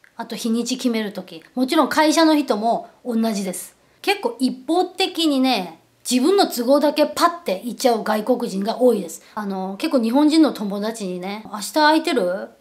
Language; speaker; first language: Japanese; non-native, fluent; Korean